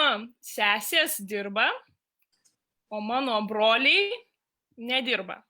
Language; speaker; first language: Lithuanian; non-native, learner; Spanish